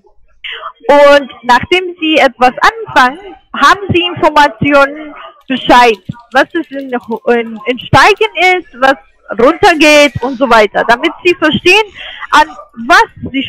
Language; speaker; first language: German; non-native, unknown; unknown